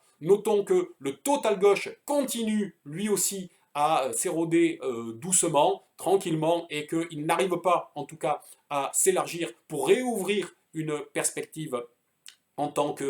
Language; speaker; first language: French; native; French